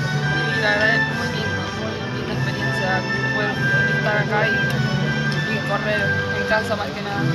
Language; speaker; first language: Spanish; native; Spanish